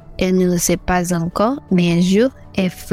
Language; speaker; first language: French; non-native, learner; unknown